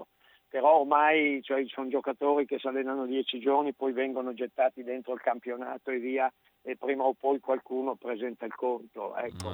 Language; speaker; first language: Italian; native; Italian